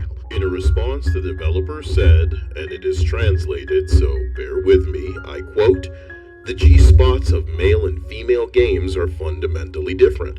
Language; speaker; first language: English; native; English